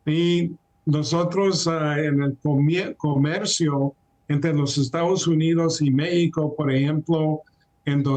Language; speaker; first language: Spanish; early bilingual, heritage; Spanish